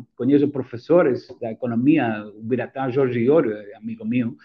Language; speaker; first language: Portuguese; non-native, fluent; Greek